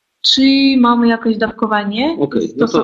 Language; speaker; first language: Polish; non-native, learner; Russian